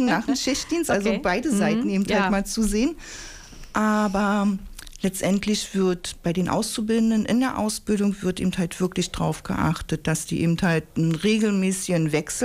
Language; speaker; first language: German; native; German